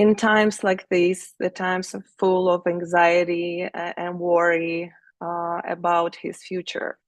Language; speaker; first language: English; non-native, fluent; Ukrainian